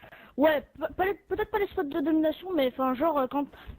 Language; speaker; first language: French; native; French